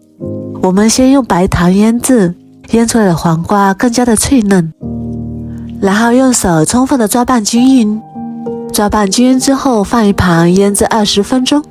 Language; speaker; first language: Chinese; native; Chinese